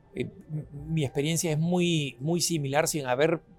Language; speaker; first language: Spanish; native; Spanish